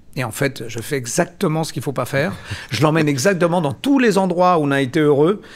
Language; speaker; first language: French; native; French